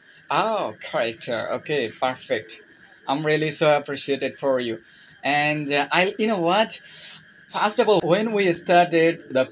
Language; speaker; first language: English; non-native, learner; Bangla